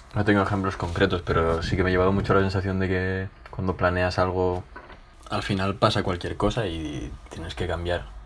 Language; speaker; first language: Spanish; native; Spanish